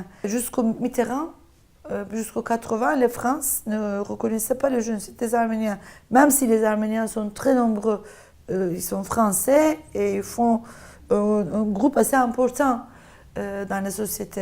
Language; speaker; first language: French; non-native, fluent; Turkish